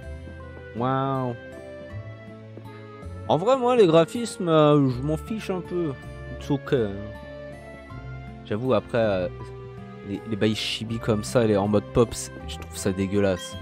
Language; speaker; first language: French; native; French